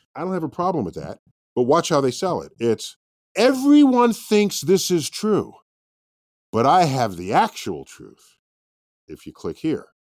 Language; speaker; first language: English; native; English